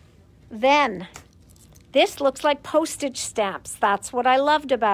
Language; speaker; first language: English; native; English